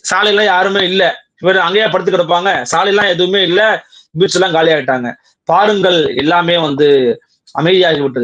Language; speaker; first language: Tamil; native; Tamil